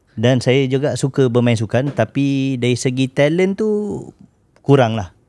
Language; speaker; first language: Malay; native; Malay